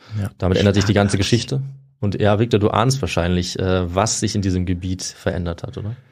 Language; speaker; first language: German; native; German